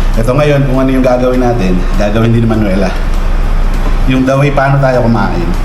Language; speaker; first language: Filipino; native; Filipino